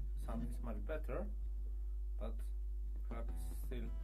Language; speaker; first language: English; non-native, learner; Polish